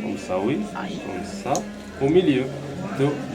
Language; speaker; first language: French; non-native, learner; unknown